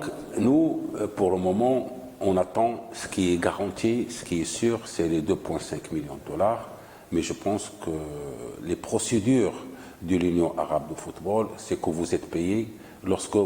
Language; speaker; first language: French; non-native, local second language; Arabic